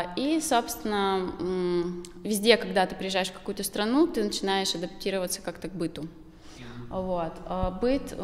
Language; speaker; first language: Russian; native; Russian